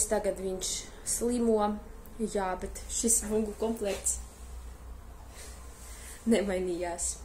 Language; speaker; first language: Latvian; non-native, fluent; Russian